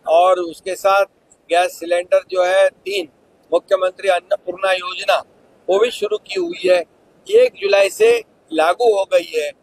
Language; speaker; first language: Hindi; non-native, local second language; Marathi